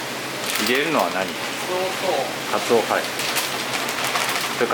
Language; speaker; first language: Japanese; native; Japanese